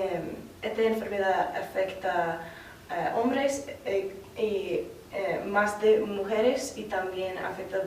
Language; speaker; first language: Spanish; non-native, learner; English